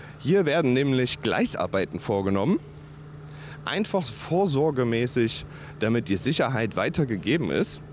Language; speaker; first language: German; native; German